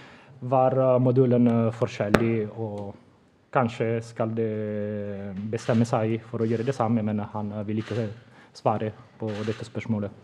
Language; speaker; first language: Norwegian; non-native, fluent; Italian